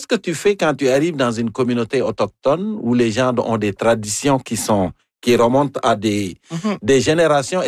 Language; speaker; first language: French; native; French